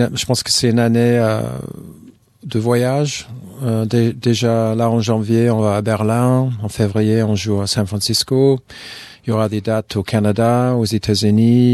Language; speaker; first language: French; non-native, fluent; English